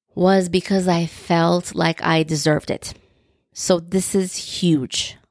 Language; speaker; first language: English; non-native, fluent; Turkish